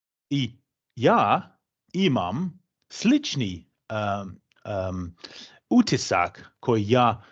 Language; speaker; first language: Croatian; non-native, fluent; English